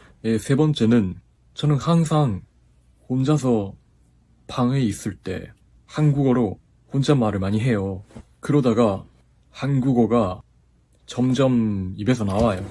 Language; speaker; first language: Korean; non-native, fluent; Japanese